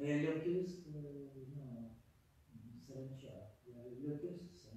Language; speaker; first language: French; non-native, fluent; Russian